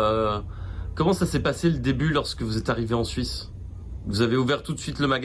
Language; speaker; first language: French; native; French